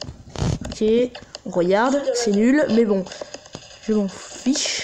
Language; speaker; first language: French; native; French